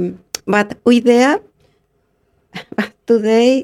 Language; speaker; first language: English; non-native, learner; Spanish